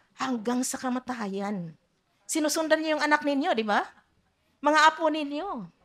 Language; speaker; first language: Filipino; non-native, local second language; Cebuano